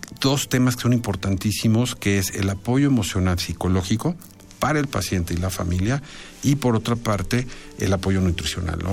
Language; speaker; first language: Spanish; native; Spanish